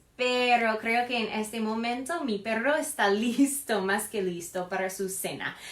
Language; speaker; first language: Spanish; non-native, fluent; English